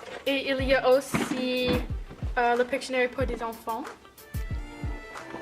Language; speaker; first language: French; non-native, learner; English